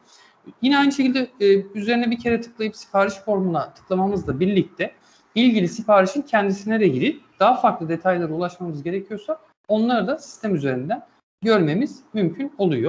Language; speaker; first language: Turkish; native; Turkish